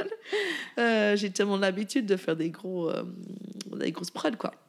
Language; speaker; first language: French; non-native, fluent; English